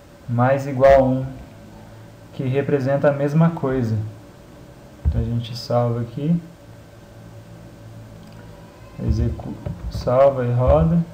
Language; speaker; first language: Portuguese; native; Portuguese